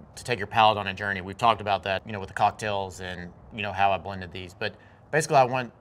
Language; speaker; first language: English; native; English